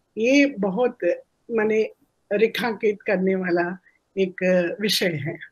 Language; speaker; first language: Hindi; non-native, local second language; Telugu